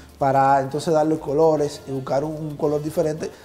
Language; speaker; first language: Spanish; native; Spanish